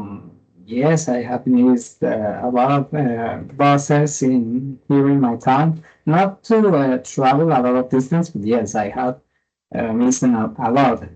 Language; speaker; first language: English; non-native, fluent; Spanish